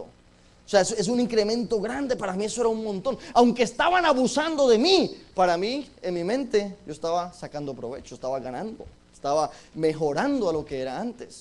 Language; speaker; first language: Spanish; native; Spanish